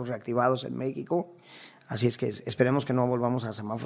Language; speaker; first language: Spanish; native; Spanish